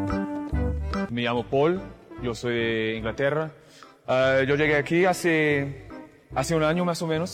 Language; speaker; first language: Spanish; non-native, fluent; English